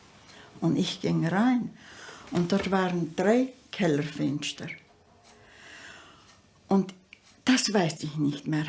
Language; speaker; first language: German; early bilingual, heritage; German